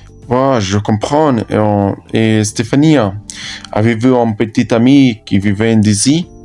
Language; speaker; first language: French; non-native, learner; Spanish